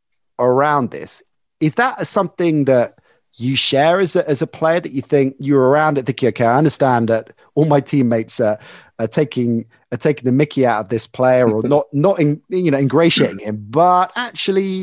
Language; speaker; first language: English; native; English